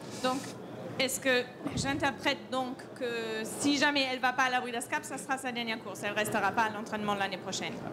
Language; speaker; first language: French; native; French